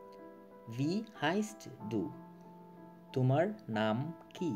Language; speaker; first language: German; non-native, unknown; Bangla